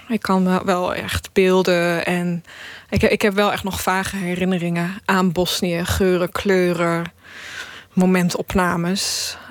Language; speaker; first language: Dutch; early bilingual, other home language; Bosnian